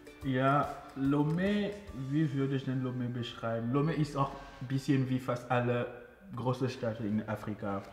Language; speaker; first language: German; non-native, fluent; Ewe